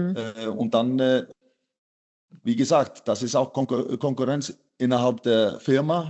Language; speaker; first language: German; non-native, fluent; Icelandic